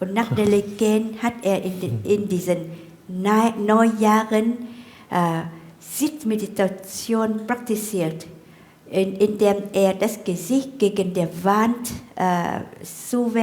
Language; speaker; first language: German; non-native, fluent; Vietnamese